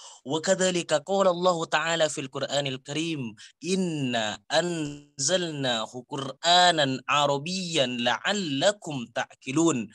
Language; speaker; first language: Arabic; non-native, fluent; Indonesian